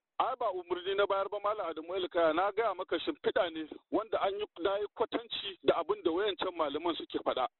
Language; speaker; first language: Hausa; non-native, local second language; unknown